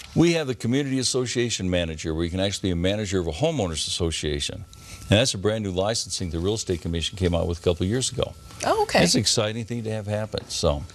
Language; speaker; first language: English; native; English